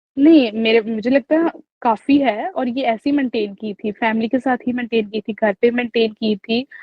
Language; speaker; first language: Urdu; native; Urdu